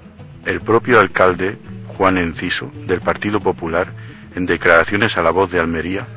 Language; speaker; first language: Spanish; native; Spanish